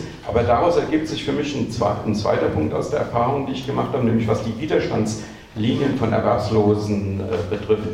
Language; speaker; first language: German; native; German